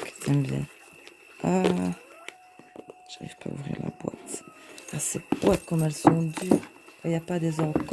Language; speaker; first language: French; native; French